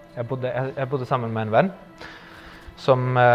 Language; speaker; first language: Norwegian; early bilingual, other home language; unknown